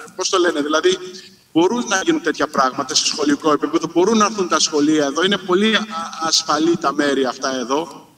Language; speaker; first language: Greek; native; Greek